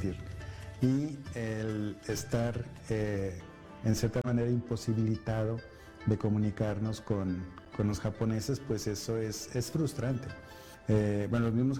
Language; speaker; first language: Spanish; native; Spanish